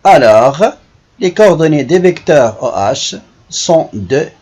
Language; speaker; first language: French; non-native, local second language; Arabic